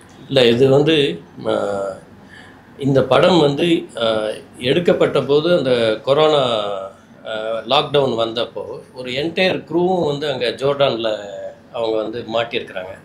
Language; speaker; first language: Tamil; native; Tamil